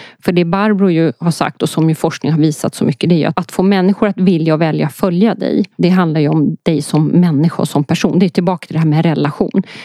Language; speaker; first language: Swedish; early bilingual, other home language; Polish